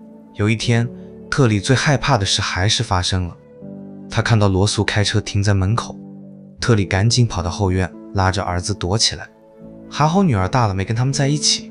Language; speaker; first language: Chinese; native; Chinese